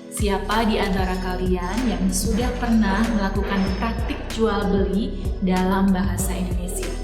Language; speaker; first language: Indonesian; native; Indonesian